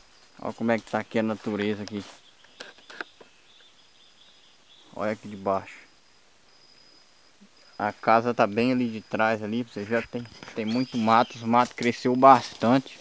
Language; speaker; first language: Portuguese; native; Portuguese